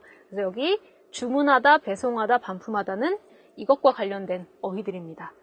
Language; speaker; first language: Korean; native; Korean